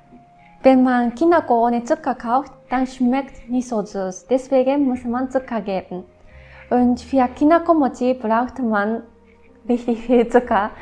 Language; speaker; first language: German; non-native, fluent; Japanese